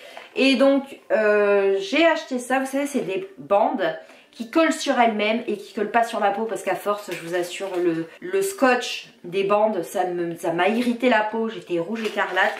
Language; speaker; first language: French; native; French